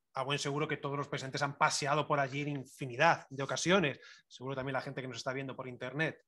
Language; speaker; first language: Spanish; native; Spanish